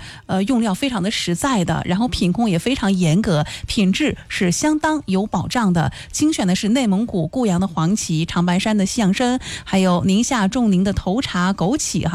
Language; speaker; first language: Chinese; native; Chinese